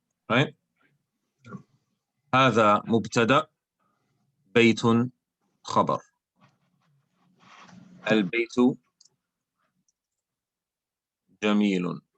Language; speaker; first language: Arabic; non-native, fluent; English